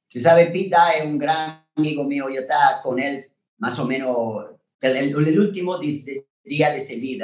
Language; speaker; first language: Spanish; non-native, learner; French